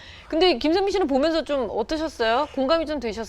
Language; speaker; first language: Korean; native; Korean